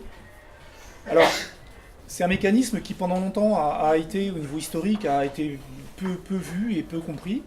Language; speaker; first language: French; native; French